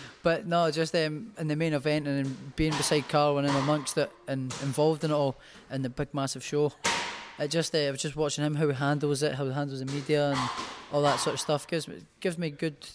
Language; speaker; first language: English; native; English